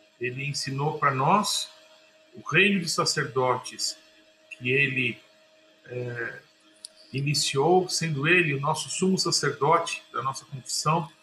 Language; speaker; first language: Portuguese; native; Portuguese